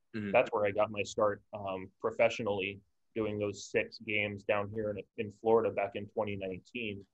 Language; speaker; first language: English; native; English